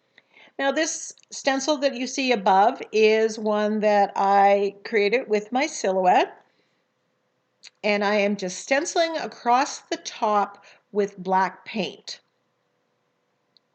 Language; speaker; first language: English; native; English